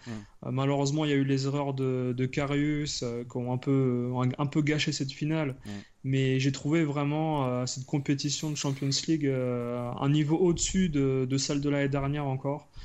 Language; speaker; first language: French; native; French